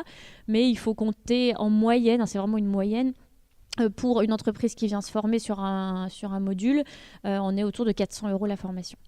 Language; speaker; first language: French; native; French